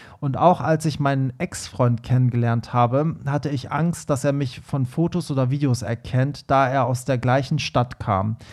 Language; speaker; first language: German; early bilingual, other home language; Persian